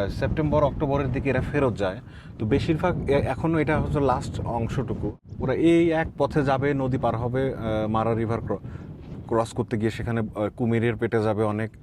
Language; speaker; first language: Bangla; native; Bangla